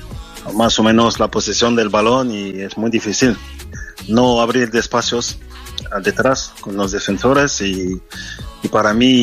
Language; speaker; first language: Spanish; non-native, fluent; French